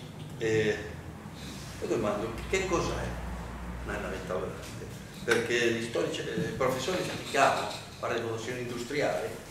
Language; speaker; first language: Italian; non-native, learner; Spanish